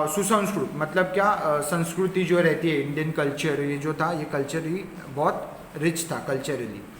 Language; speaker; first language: Hindi; non-native, local second language; Marathi